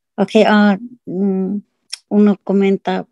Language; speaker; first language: Spanish; non-native, learner; English